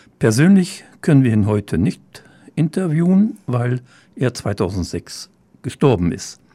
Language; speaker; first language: German; native; German